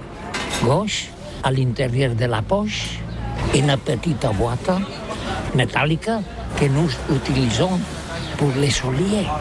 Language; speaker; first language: French; non-native, learner; Catalan